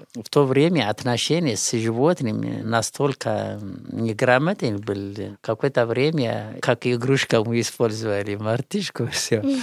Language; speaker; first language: Russian; non-native, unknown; Amharic